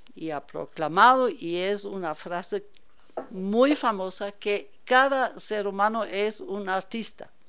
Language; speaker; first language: Spanish; non-native, fluent; German